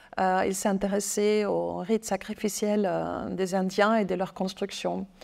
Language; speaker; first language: French; non-native, fluent; German